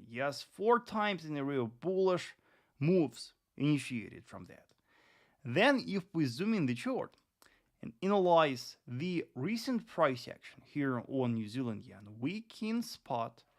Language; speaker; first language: English; non-native, fluent; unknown